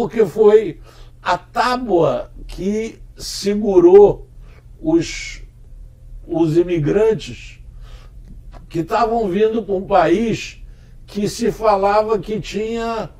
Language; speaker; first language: Portuguese; early bilingual, other home language; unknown